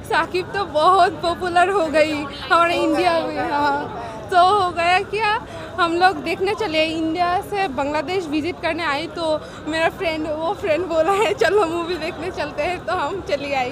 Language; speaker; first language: Hindi; non-native, learner; Bangla